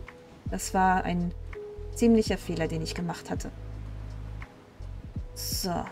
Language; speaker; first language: German; native; German